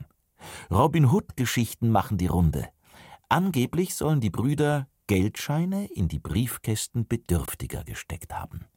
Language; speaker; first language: German; native; German